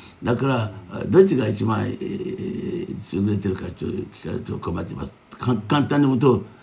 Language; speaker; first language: Japanese; non-native, fluent; Yoruba